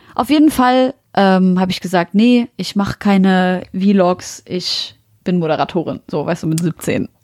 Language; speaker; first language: German; early bilingual, other home language; Arabic